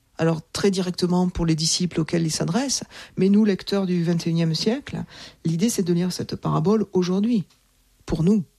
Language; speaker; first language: French; native; French